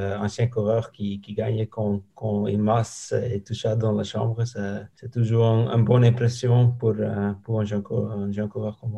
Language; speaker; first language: French; non-native, learner; Dutch